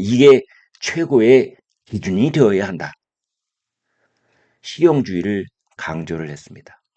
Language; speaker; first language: Korean; native; Korean